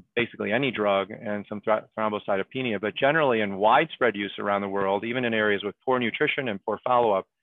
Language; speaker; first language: English; native; English